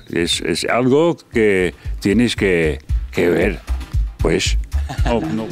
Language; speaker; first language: Spanish; non-native, fluent; Dutch